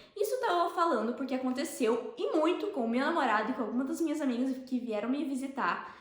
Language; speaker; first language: Portuguese; native; Portuguese